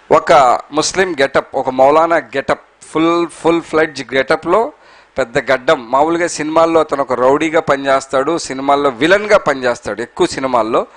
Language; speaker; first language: Telugu; non-native, local second language; Urdu